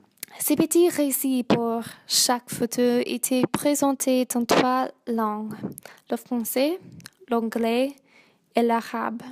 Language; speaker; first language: French; non-native, learner; English